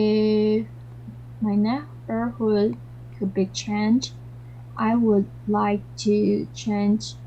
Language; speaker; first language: English; non-native, learner; Chinese